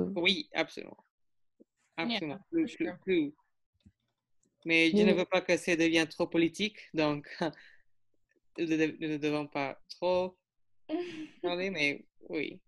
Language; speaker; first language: French; non-native, learner; English